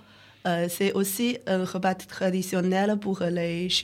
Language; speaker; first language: French; non-native, learner; Chinese